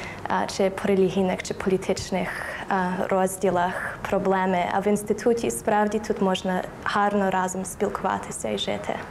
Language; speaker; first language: Ukrainian; early bilingual, heritage; Ukrainian